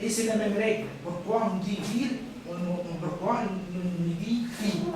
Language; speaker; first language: French; non-native, learner; Arabic